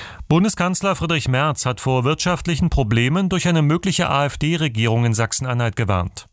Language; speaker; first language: German; native; German